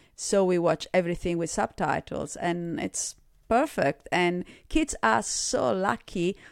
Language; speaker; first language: English; non-native, fluent; Italian